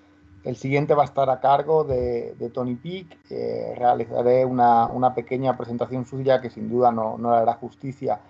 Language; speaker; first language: Spanish; native; Spanish